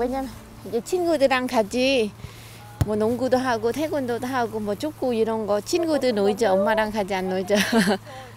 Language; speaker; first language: Korean; non-native, fluent; Vietnamese